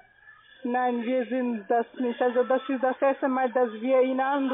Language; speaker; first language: German; non-native, learner; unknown